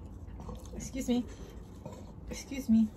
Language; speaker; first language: English; non-native, local second language; Filipino